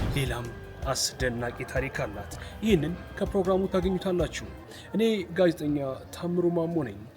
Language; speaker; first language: Amharic; native; Amharic